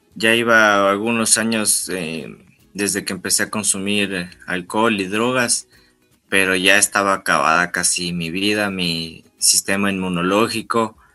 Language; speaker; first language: Spanish; native; Spanish